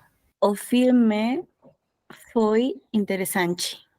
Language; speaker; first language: Portuguese; non-native, learner; Spanish